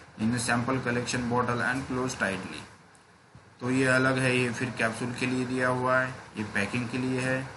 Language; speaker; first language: Hindi; non-native, local second language; Marathi